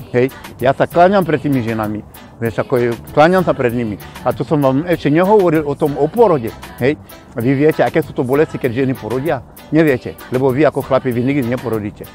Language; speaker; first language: Slovak; non-native, fluent; Bambara